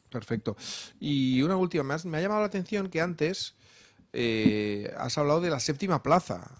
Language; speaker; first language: Spanish; non-native, local second language; Catalan